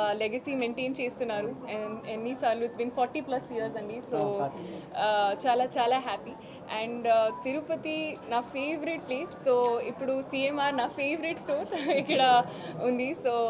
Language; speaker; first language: Telugu; non-native, learner; Hindi